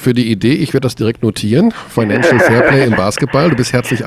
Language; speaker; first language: German; native; German